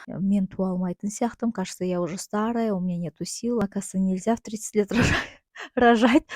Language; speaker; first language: Russian; non-native, local second language; Kazakh